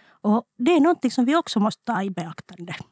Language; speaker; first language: Swedish; non-native, local second language; Finnish